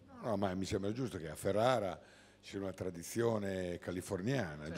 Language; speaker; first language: Italian; native; Italian